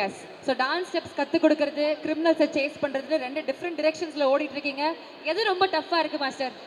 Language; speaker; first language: Tamil; native; Tamil